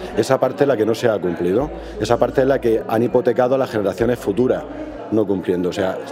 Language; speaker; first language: Spanish; native; Spanish